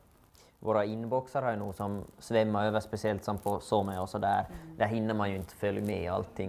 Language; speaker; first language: Swedish; native; Swedish